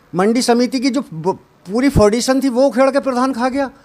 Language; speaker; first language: Hindi; native; Hindi